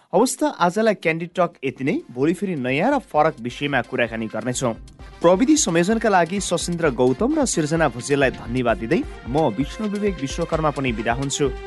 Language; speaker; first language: Nepali; native; Nepali